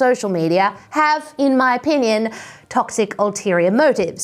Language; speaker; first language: English; native; English